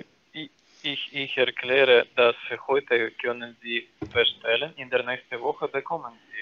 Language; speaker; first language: German; non-native, learner; Ukrainian